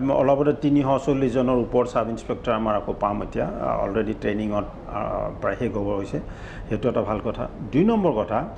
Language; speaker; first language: Assamese; native; Assamese